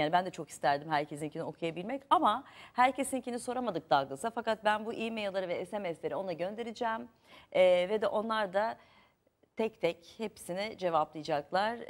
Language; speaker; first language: Turkish; native; Turkish